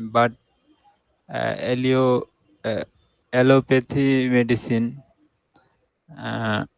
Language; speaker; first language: English; non-native, learner; Bangla